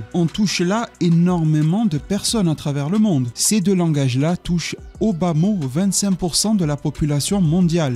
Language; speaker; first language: French; native; French